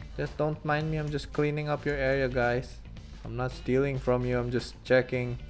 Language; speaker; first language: English; non-native, local second language; Filipino